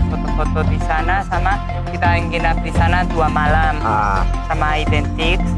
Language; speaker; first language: Indonesian; non-native, fluent; Spanish